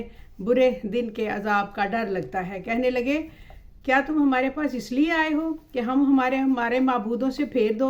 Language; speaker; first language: Urdu; native; Urdu